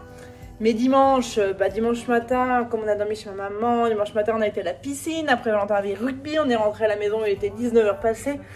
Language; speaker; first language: French; native; French